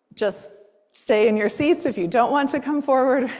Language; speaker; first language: English; native; English